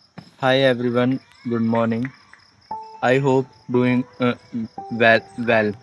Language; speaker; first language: English; non-native, learner; Hindi